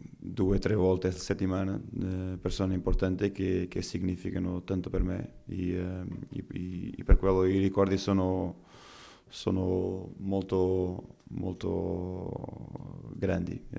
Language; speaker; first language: Italian; non-native, fluent; Portuguese